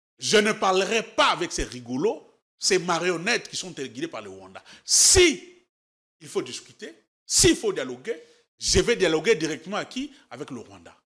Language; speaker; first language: French; native; French